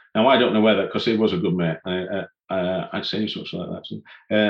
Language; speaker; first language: English; native; English